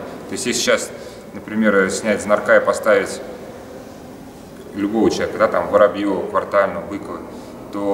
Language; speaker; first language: Russian; native; Russian